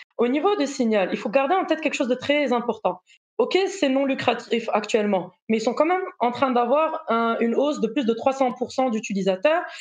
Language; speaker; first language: French; non-native, local second language; Arabic